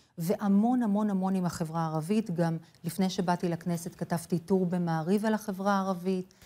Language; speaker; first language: Hebrew; non-native, fluent; English